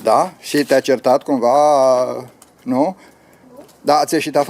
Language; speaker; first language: Romanian; native; Romanian